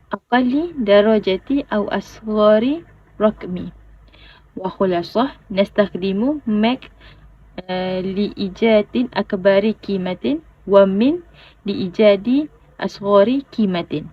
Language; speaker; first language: Arabic; non-native, learner; Malay